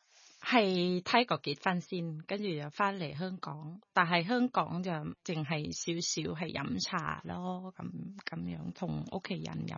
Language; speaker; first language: Cantonese; non-native, learner; Thai